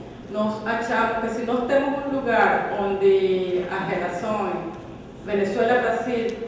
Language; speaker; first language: Portuguese; non-native, fluent; Spanish